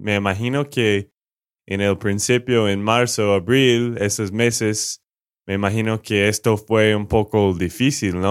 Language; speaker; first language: Spanish; non-native, fluent; English